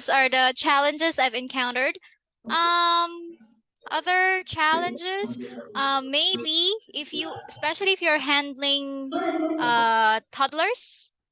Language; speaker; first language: English; non-native, fluent; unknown